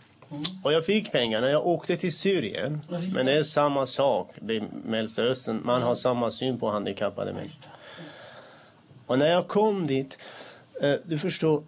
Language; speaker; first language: Swedish; non-native, fluent; Kurdish